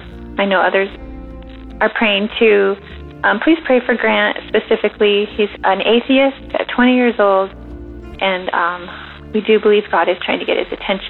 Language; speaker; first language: English; native; English